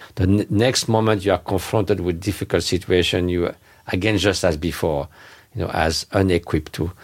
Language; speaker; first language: English; non-native, fluent; French